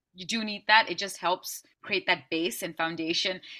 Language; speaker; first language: English; early bilingual, other home language; Dutch